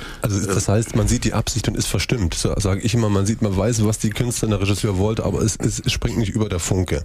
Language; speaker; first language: German; native; German